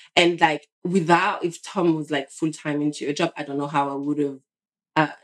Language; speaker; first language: English; non-native, fluent; French